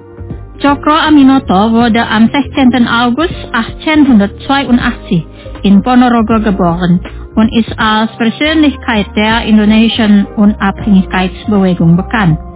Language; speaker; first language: German; non-native, fluent; Indonesian